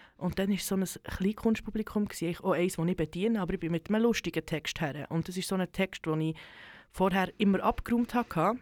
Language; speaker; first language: German; early bilingual, other home language; Serbian